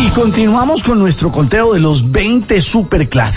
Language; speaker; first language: Spanish; native; Spanish